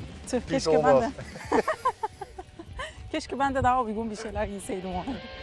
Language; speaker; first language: Turkish; native; Turkish